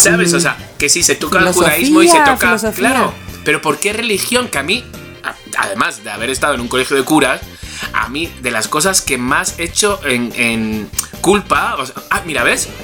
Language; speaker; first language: Spanish; native; Spanish